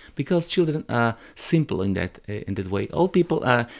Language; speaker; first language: English; non-native, fluent; Croatian